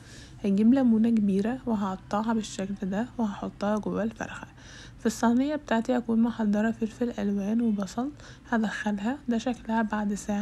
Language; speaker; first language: Arabic; native; Arabic